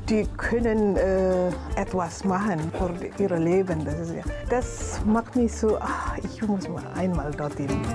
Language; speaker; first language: German; non-native, learner; Indonesian